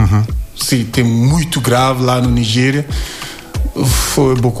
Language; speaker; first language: Portuguese; non-native, learner; Yoruba